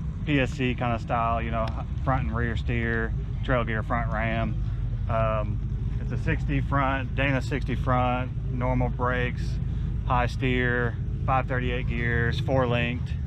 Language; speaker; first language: English; native; English